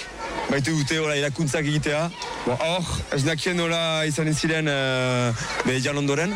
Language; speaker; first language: Basque; native; Basque